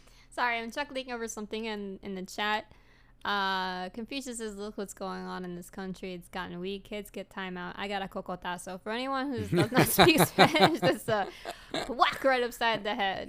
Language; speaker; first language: English; early bilingual, other home language; Spanish